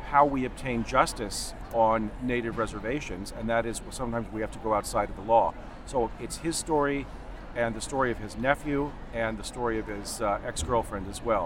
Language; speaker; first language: English; native; English